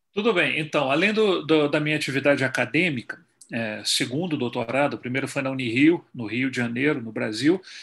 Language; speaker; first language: Portuguese; native; Portuguese